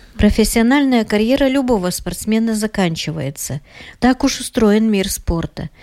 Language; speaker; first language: Russian; native; Russian